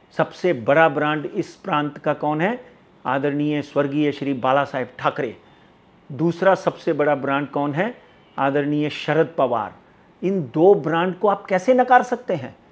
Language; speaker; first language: Hindi; native; Hindi